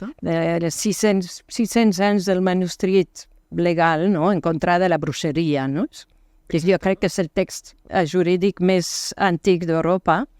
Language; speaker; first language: Catalan; non-native, fluent; French